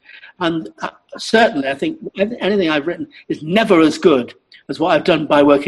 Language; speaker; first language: English; native; English